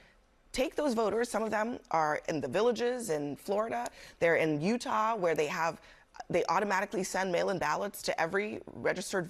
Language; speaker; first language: English; native; English